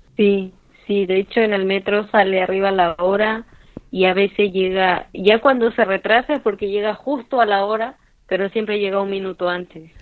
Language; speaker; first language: Spanish; native; Spanish